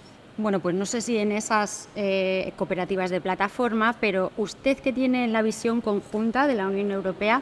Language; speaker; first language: Spanish; native; Spanish